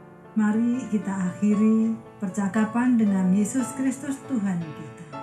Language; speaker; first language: Indonesian; native; Indonesian